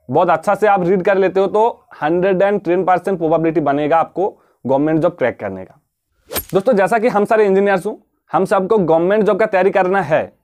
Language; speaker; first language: Hindi; non-native, local second language; Bangla